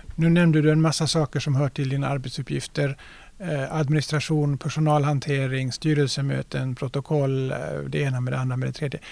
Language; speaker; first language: Swedish; native; Swedish